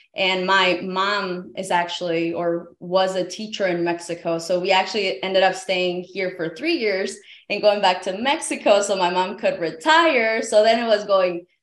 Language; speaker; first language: English; early bilingual, other home language; Spanish